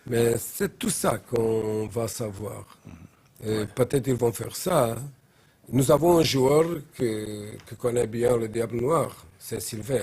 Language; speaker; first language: French; non-native, learner; Portuguese